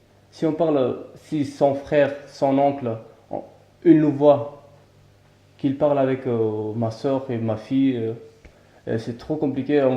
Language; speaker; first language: French; non-native, learner; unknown